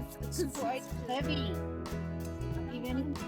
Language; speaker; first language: English; non-native, local second language; Filipino